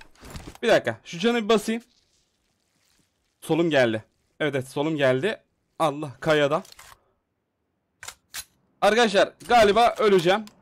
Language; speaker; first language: Turkish; native; Turkish